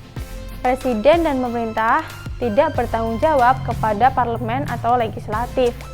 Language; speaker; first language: Indonesian; native; Indonesian